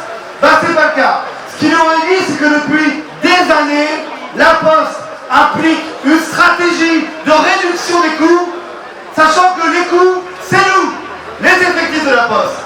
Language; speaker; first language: French; native; French